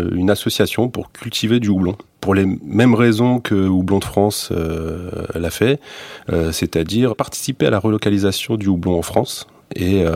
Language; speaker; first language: French; native; French